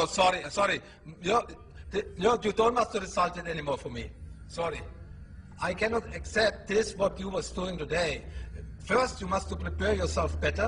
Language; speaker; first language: English; non-native, learner; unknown